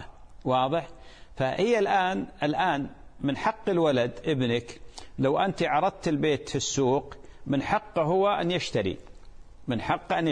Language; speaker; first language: Arabic; native; Arabic